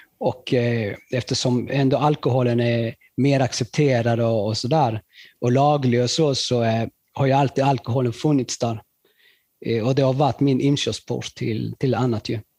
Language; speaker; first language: Swedish; early bilingual, other home language; Spanish